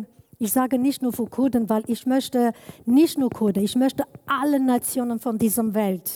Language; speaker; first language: German; non-native, learner; Kurdish